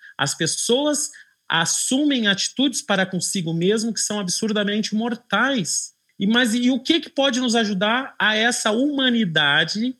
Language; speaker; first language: Portuguese; native; Portuguese